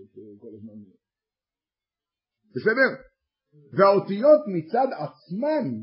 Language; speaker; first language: Hebrew; native; Hebrew